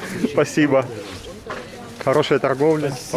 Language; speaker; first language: Russian; native; Russian